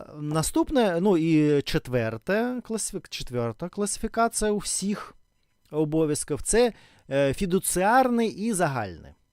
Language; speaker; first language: Ukrainian; non-native, local second language; Russian